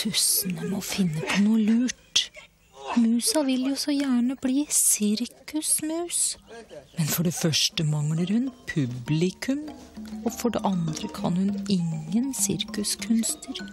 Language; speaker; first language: Norwegian; native; Norwegian